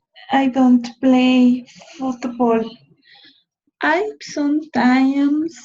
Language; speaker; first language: English; non-native, learner; Spanish